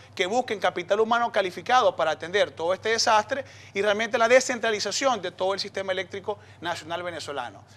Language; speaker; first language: Spanish; native; Spanish